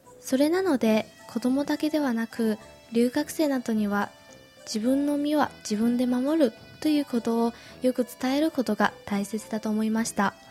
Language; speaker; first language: Japanese; non-native, fluent; Chinese